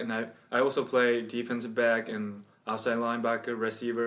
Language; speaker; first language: English; non-native, learner; Japanese